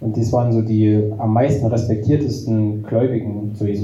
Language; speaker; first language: German; native; German